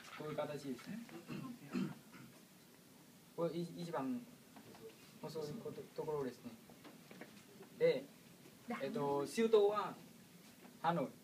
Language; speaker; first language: Japanese; non-native, learner; Vietnamese